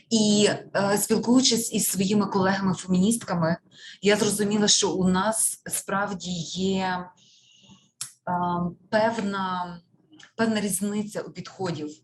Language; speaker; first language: Ukrainian; native; Ukrainian